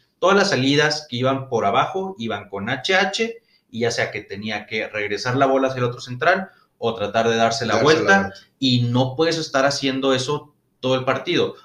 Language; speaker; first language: Spanish; native; Spanish